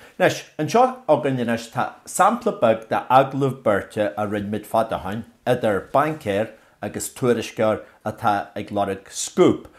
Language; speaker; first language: Irish; native; Irish